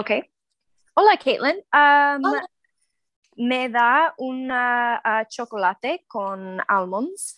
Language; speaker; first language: Spanish; non-native, learner; English